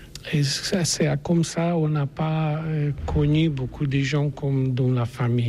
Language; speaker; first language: French; non-native, learner; Polish